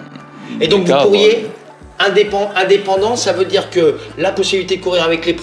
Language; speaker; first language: French; native; French